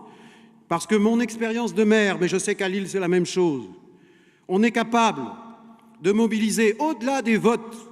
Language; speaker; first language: French; native; French